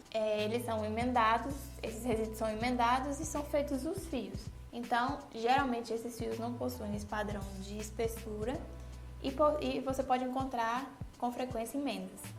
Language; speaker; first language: Portuguese; native; Portuguese